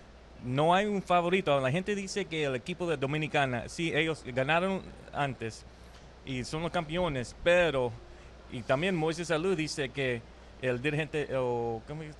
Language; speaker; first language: Spanish; early bilingual, heritage; Spanish